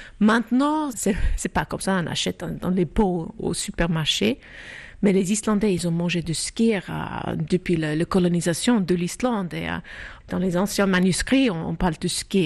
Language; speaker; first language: French; non-native, fluent; Icelandic